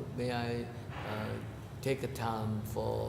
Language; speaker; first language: English; non-native, learner; Thai